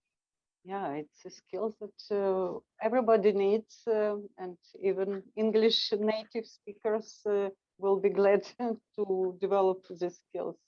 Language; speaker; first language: English; non-native, fluent; Russian